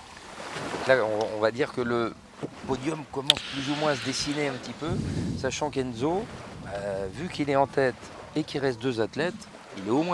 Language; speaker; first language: French; native; French